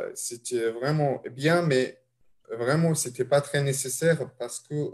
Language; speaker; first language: French; non-native, fluent; Arabic